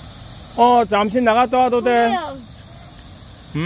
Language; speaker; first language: Korean; native; Korean